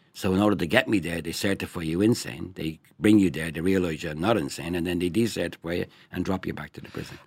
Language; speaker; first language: English; native; English